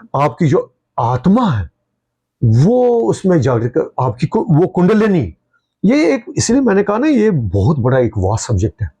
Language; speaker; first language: Hindi; non-native, local second language; Kashmiri